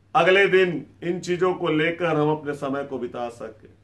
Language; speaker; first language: Hindi; native; Hindi